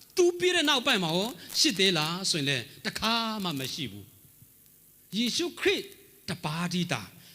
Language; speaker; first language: Burmese; non-native, local second language; Hakha Chin